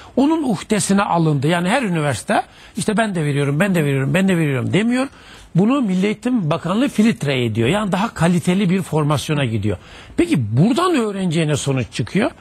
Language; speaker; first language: Turkish; native; Turkish